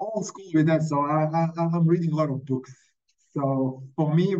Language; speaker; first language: English; non-native, fluent; Serbian